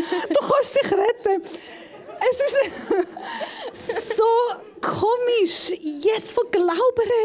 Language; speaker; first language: German; non-native, fluent; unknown